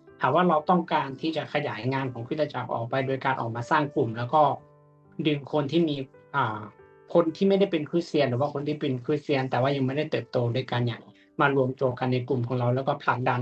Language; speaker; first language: Thai; native; Thai